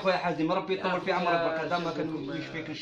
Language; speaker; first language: Arabic; native; Arabic